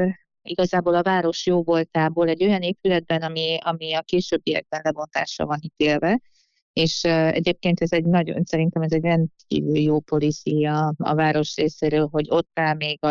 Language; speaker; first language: Hungarian; native; Hungarian